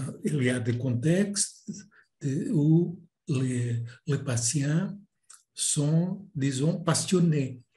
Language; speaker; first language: French; non-native, fluent; Portuguese